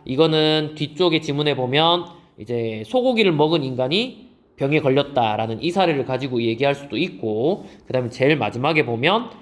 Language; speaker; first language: Korean; native; Korean